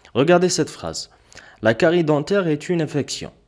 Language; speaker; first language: French; non-native, local second language; Arabic